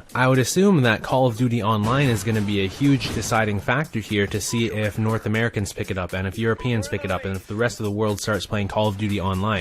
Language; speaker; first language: English; native; English